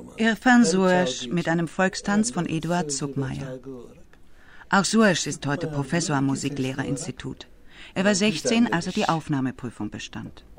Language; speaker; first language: German; native; German